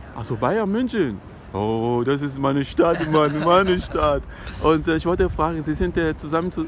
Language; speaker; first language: German; non-native, learner; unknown